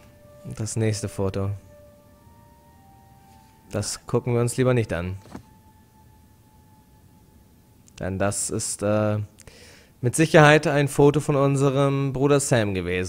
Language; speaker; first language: German; native; German